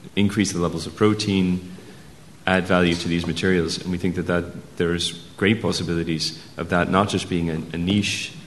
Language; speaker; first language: English; native; English